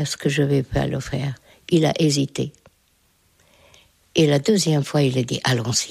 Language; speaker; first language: French; non-native, fluent; Hungarian